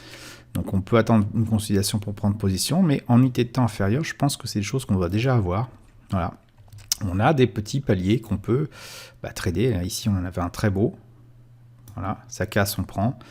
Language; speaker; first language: French; native; French